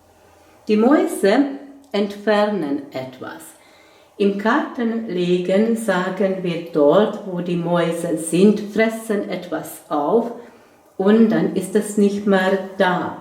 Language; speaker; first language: German; non-native, fluent; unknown